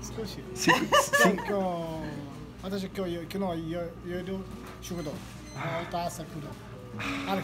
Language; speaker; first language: Japanese; non-native, learner; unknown